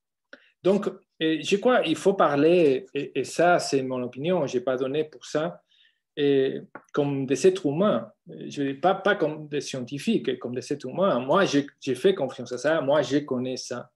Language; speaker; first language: French; non-native, fluent; Spanish